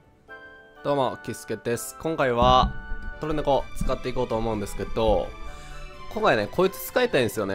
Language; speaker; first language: Japanese; native; Japanese